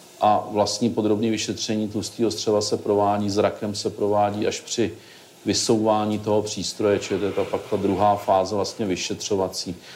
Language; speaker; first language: Czech; native; Czech